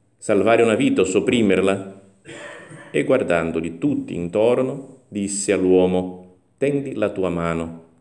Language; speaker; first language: Italian; non-native, fluent; Portuguese